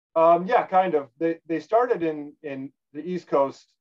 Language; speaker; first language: English; native; English